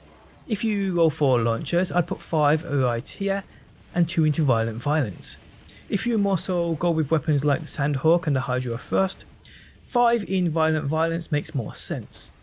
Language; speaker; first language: English; native; English